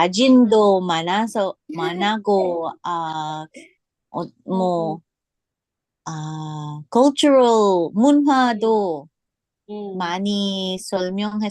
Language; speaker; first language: Korean; non-native, learner; English